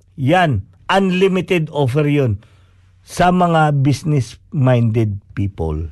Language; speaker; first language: Filipino; native; Filipino